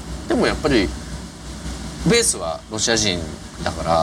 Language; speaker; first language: Japanese; native; Japanese